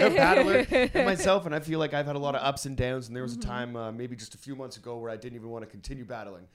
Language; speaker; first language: English; native; English